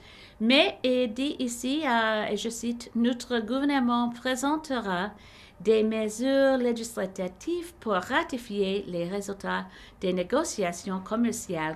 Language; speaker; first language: French; non-native, learner; English